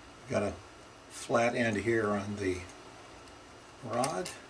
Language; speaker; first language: English; native; English